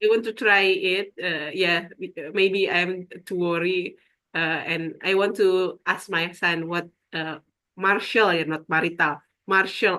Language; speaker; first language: English; non-native, learner; Indonesian